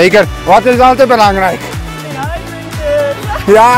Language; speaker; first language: Dutch; non-native, learner; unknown